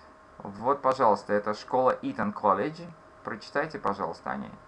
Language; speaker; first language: Russian; native; Russian